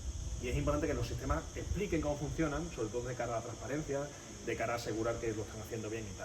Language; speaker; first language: Spanish; native; Spanish